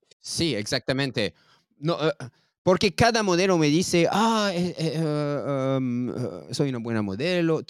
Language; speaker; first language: Spanish; non-native, learner; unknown